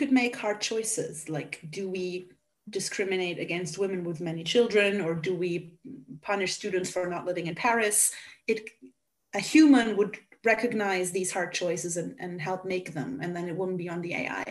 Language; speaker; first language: English; non-native, fluent; Hungarian